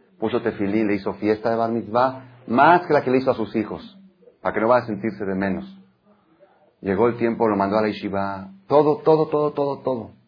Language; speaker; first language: Spanish; non-native, fluent; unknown